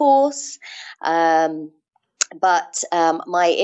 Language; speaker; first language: English; native; English